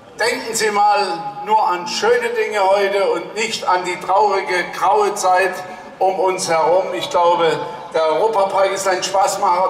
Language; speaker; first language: German; native; German